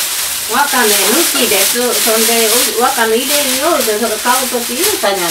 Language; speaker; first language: Japanese; native; Japanese